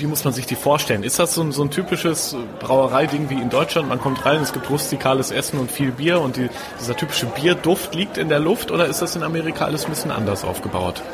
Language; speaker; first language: German; native; German